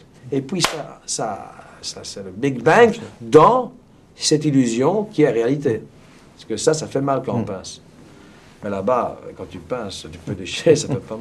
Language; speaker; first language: French; native; French